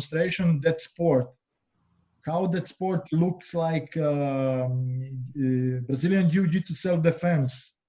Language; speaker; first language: English; non-native, learner; Croatian